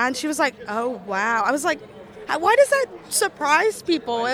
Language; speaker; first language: English; native; English